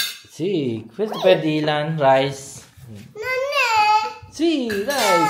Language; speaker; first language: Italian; non-native, learner; Filipino